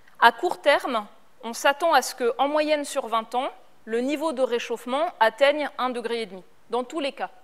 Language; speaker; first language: French; native; French